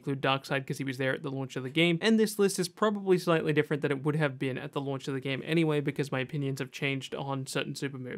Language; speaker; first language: English; native; English